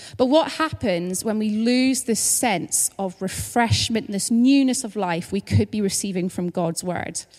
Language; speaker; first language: English; native; English